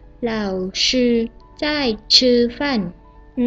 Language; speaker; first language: Chinese; non-native, learner; Thai